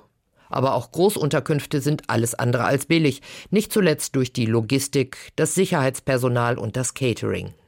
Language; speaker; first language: German; native; German